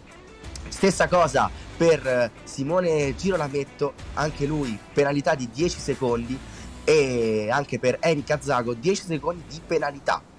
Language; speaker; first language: Italian; native; Italian